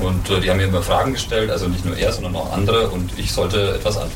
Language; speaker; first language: German; native; German